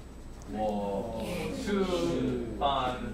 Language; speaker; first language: Chinese; non-native, learner; English